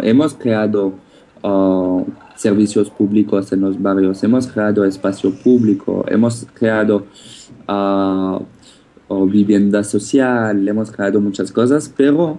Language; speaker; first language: Spanish; non-native, fluent; French